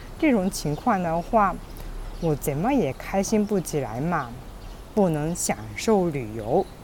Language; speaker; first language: Chinese; non-native, fluent; Japanese